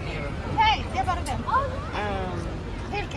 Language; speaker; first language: Swedish; non-native, learner; Russian